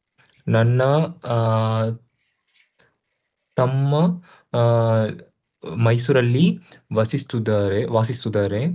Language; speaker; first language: Kannada; non-native, learner; Tamil